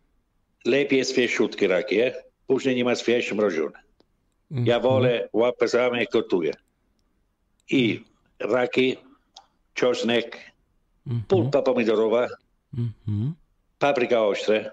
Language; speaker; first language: Polish; non-native, learner; Italian